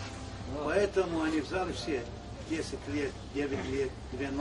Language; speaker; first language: Russian; non-native, learner; Arabic